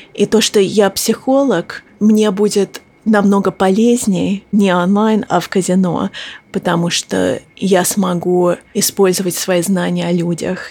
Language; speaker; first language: Russian; early bilingual, heritage; Russian